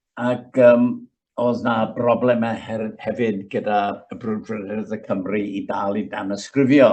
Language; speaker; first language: Welsh; native; Welsh